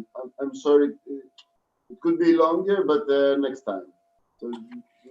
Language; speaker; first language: English; non-native, fluent; Greek